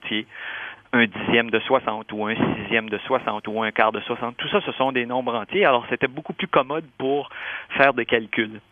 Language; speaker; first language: French; native; French